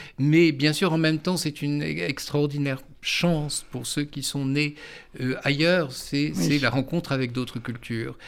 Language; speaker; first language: French; native; French